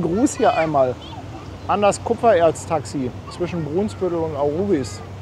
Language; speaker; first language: German; native; German